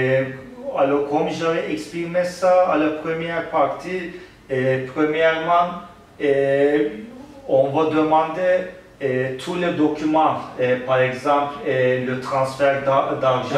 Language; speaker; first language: French; non-native, learner; Turkish